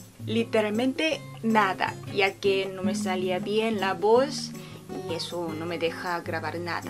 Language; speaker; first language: Spanish; non-native, fluent; Korean